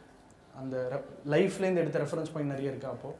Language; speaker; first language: Tamil; native; Tamil